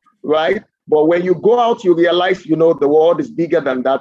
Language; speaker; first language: English; non-native, local second language; Yoruba